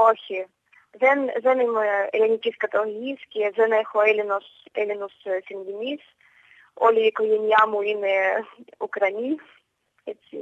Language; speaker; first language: Greek; non-native, fluent; Ukrainian